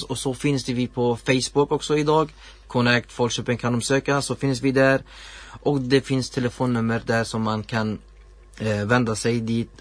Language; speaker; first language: Swedish; non-native, learner; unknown